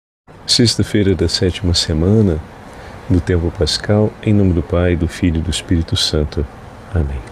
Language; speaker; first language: Portuguese; native; Portuguese